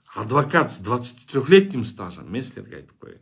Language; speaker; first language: Russian; non-native, local second language; Kyrgyz